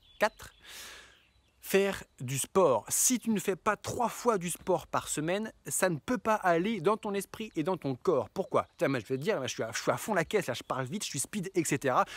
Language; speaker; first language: French; native; French